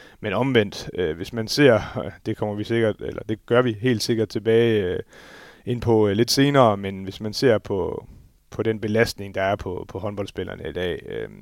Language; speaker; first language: Danish; native; Danish